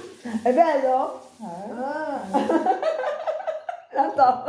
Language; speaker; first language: Italian; non-native, learner; Filipino